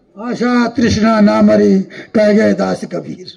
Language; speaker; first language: Hindi; non-native, local second language; Marathi